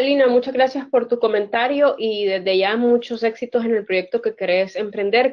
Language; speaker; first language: Spanish; native; Spanish